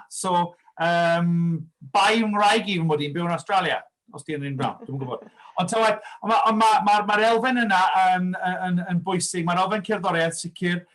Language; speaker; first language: Welsh; early bilingual, heritage; Welsh